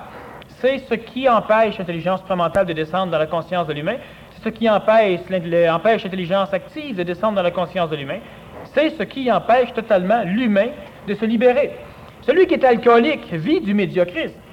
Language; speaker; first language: French; native; French